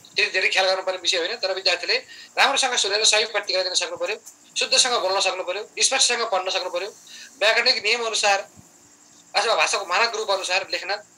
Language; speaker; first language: Nepali; native; Nepali